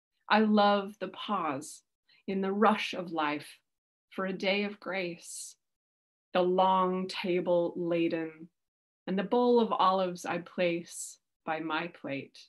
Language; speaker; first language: English; native; English